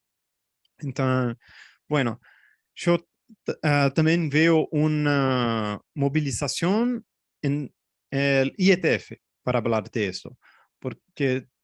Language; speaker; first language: Spanish; non-native, fluent; Portuguese